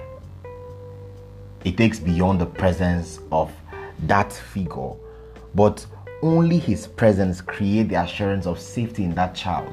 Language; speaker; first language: English; non-native, local second language; Yoruba